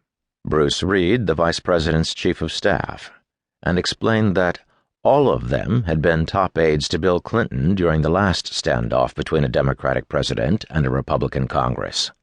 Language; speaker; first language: English; native; English